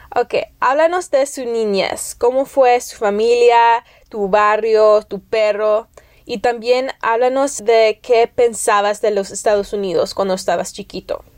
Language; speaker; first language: Spanish; early bilingual, heritage; English